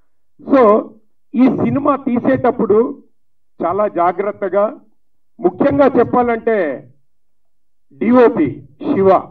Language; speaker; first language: Telugu; native; Telugu